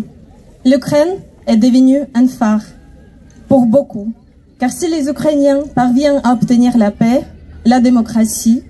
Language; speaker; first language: French; non-native, fluent; Ukrainian